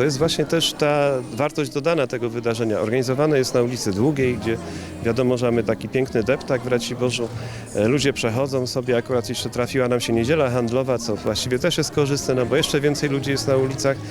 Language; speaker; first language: Polish; native; Polish